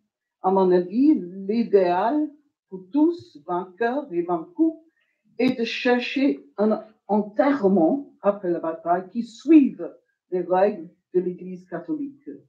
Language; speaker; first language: French; non-native, fluent; English